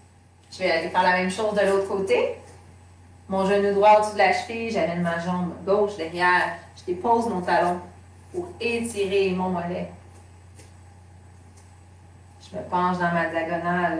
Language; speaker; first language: French; native; French